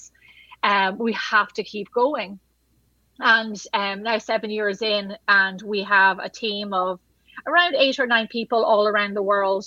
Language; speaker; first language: English; native; English